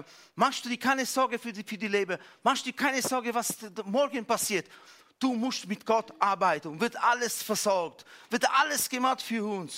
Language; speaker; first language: German; non-native, fluent; Italian